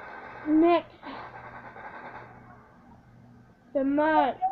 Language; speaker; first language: French; native; French